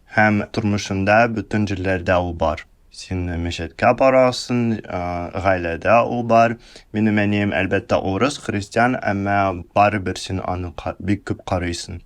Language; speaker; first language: Tatar; early bilingual, heritage; Russian